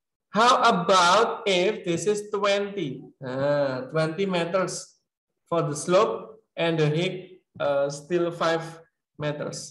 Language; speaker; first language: English; non-native, learner; Indonesian